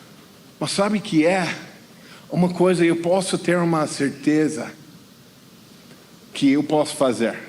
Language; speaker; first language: Portuguese; non-native, fluent; English